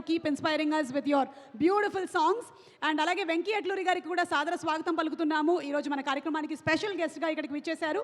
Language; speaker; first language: Telugu; native; Telugu